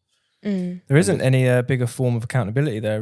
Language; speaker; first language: English; native; English